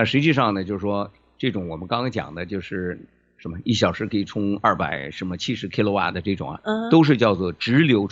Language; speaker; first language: Chinese; native; Chinese